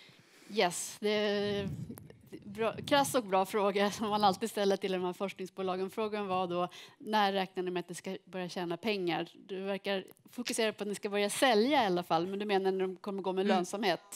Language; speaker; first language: Swedish; native; Swedish